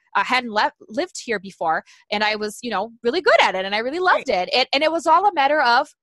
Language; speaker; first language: English; non-native, fluent; Portuguese